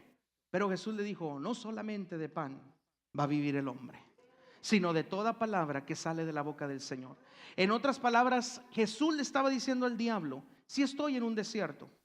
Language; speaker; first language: Spanish; native; Spanish